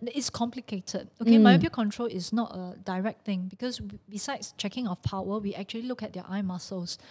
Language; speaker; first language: English; non-native, local second language; Chinese